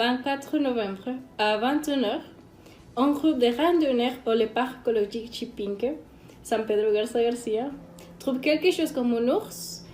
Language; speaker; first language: French; non-native, learner; Spanish